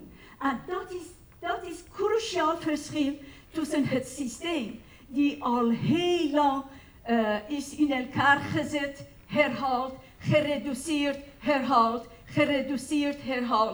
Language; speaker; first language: Dutch; non-native, fluent; Persian